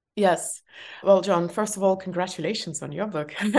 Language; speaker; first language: English; non-native, fluent; Estonian